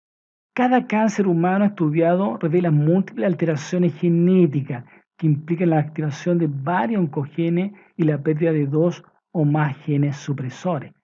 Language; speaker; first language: Spanish; native; Spanish